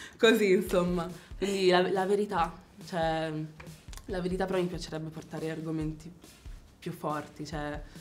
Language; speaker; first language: Italian; native; Italian